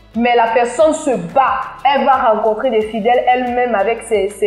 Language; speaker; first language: French; native; French